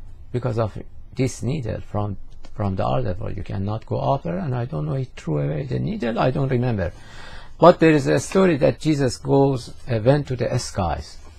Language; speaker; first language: English; non-native, fluent; Persian